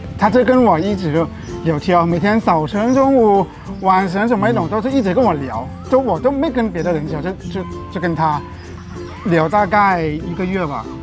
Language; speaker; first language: Chinese; non-native, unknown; Thai